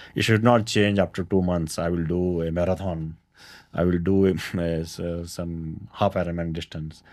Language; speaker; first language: English; non-native, local second language; Kannada